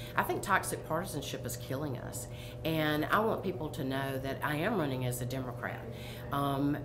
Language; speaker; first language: English; native; English